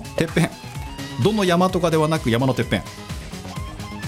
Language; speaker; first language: Japanese; native; Japanese